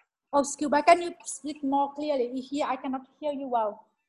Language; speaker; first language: English; non-native, learner; Vietnamese